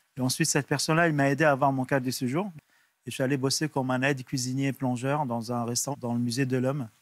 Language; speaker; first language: French; non-native, local second language; Arabic